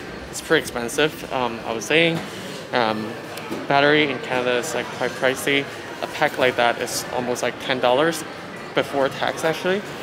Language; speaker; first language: English; non-native, local second language; Cantonese